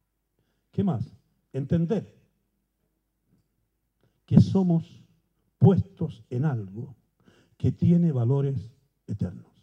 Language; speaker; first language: Spanish; native; Spanish